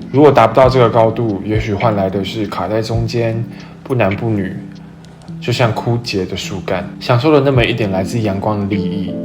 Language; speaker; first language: Chinese; native; Chinese